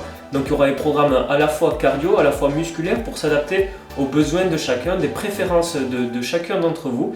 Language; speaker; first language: French; native; French